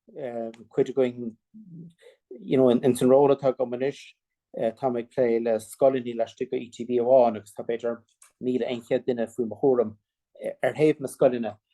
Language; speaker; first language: Irish; non-native, local second language; English